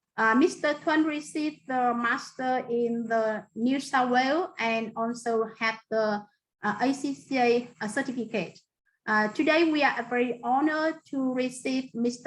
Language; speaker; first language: English; non-native, fluent; Vietnamese